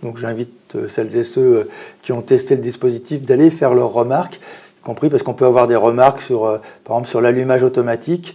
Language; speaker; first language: French; native; French